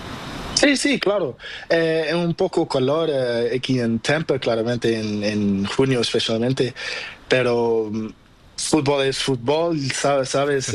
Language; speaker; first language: Spanish; non-native, learner; Portuguese